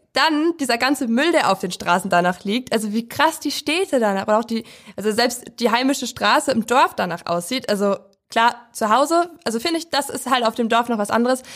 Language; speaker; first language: German; native; German